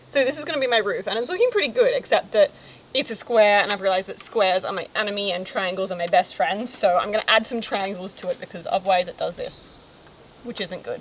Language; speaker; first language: English; native; English